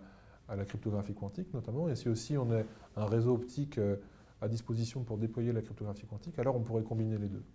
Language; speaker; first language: French; native; French